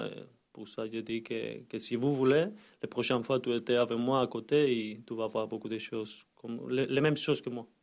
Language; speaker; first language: French; non-native, learner; Spanish